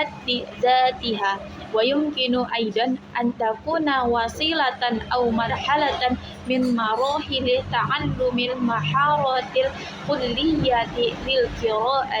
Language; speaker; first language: Arabic; non-native, learner; Indonesian